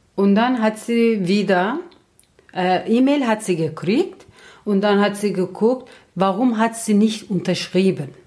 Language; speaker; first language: German; non-native, learner; Kurdish